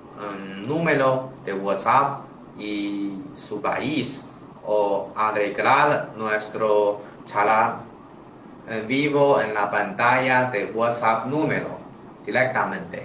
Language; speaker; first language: Spanish; non-native, learner; Chinese